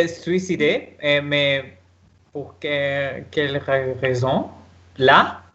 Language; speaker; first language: French; non-native, learner; Spanish